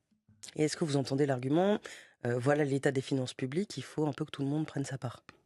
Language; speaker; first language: French; native; French